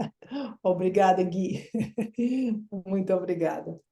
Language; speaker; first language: Portuguese; non-native, fluent; English